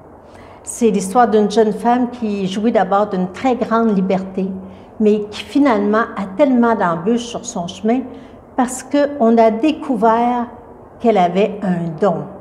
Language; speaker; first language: French; native; French